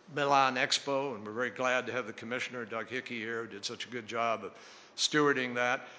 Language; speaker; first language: English; native; English